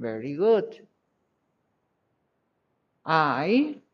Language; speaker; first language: English; non-native, fluent; Spanish